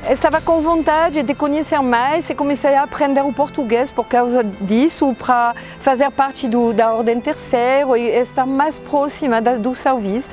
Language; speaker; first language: Portuguese; non-native, fluent; French